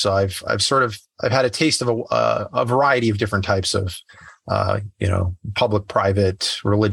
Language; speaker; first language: English; native; English